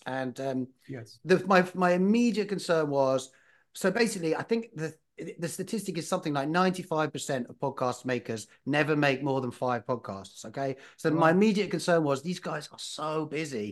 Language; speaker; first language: English; native; English